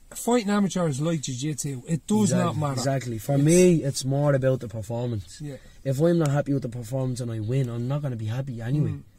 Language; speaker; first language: English; native; English